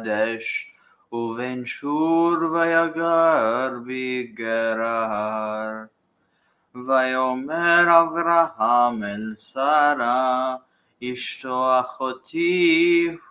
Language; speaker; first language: Hebrew; non-native, learner; English